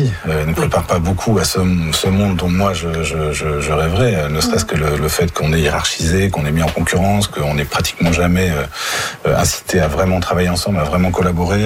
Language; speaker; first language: French; native; French